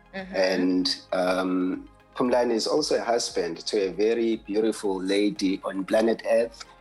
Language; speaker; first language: English; non-native, local second language; Zulu